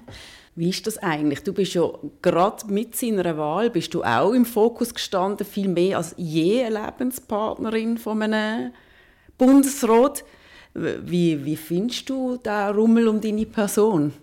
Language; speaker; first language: German; native; German